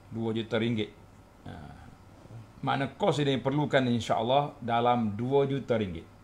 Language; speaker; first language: Malay; native; Malay